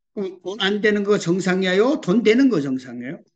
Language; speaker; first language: Korean; early bilingual, heritage; Korean